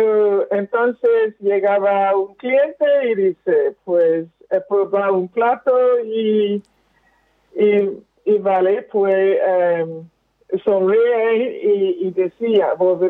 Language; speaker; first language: Spanish; non-native, fluent; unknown